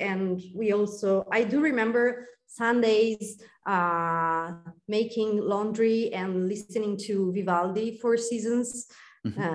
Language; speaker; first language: English; non-native, fluent; Italian